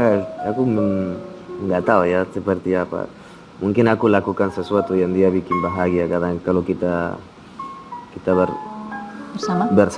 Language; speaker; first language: Indonesian; non-native, fluent; Spanish